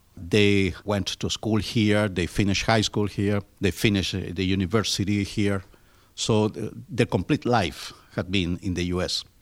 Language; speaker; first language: English; non-native, fluent; Spanish